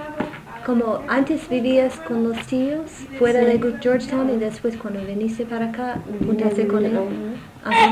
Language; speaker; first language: Spanish; non-native, fluent; English